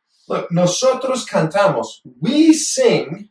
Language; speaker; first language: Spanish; non-native, fluent; English